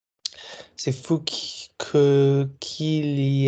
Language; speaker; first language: French; non-native, learner; English